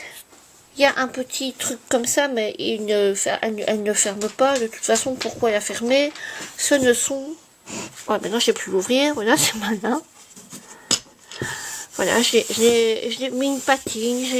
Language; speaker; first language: French; native; French